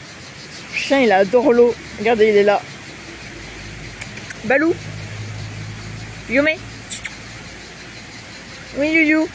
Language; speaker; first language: French; native; French